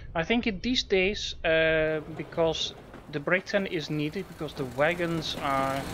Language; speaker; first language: English; non-native, fluent; Dutch